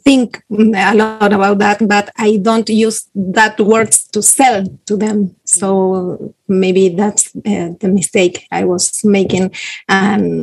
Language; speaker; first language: English; non-native, learner; Spanish